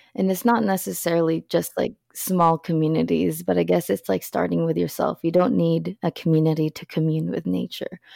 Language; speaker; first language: English; early bilingual, other home language; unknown